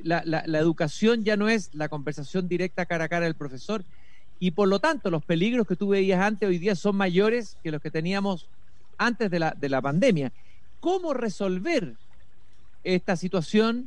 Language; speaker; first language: Spanish; native; Spanish